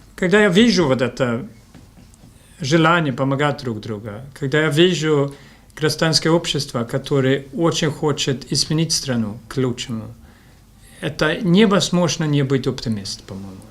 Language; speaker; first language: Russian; non-native, fluent; Swedish